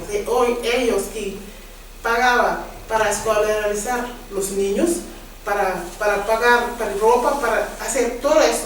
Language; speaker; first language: Spanish; non-native, learner; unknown